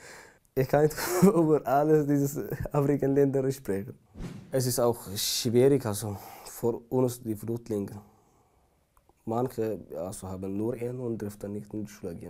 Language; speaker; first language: German; non-native, learner; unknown